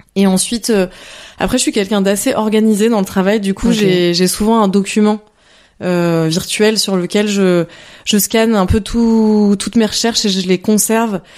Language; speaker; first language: French; native; French